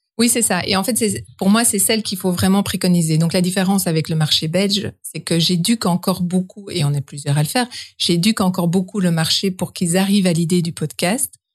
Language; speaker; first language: French; native; French